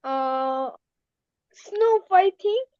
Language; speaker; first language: English; non-native, learner; Korean